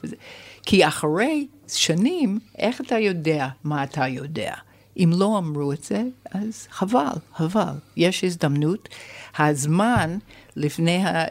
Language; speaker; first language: Hebrew; non-native, fluent; English